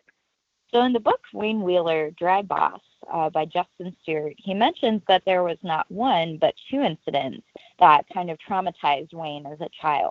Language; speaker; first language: English; native; English